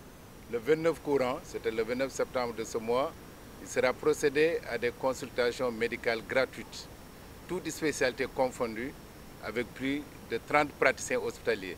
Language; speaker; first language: French; non-native, local second language; Fula